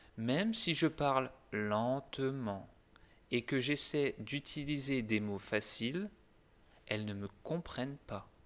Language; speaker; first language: French; native; French